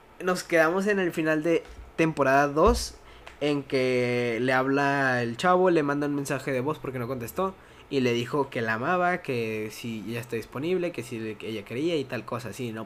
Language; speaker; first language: Spanish; native; Spanish